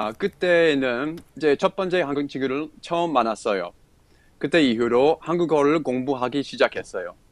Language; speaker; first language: Korean; non-native, learner; English